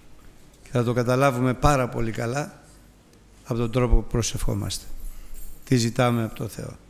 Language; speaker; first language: Greek; native; Greek